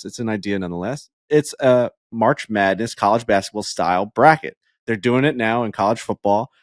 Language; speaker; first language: English; native; English